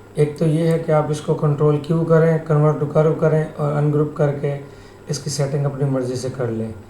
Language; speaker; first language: Urdu; native; Urdu